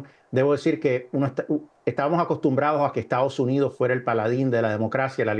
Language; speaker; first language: Spanish; native; Spanish